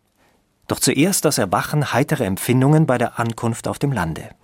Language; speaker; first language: German; native; German